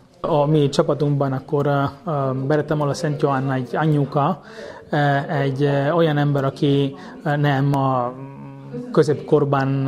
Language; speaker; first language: Hungarian; non-native, fluent; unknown